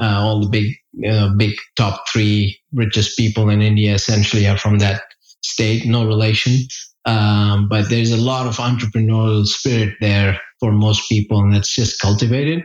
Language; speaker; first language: English; non-native, local second language; Gujarati